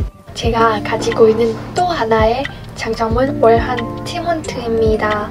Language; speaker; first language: Korean; non-native, learner; Vietnamese